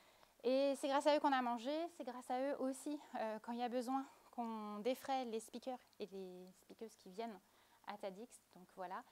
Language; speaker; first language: French; native; French